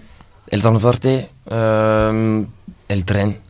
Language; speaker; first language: Spanish; non-native, learner; French